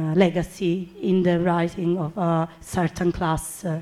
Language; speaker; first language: English; non-native, fluent; Italian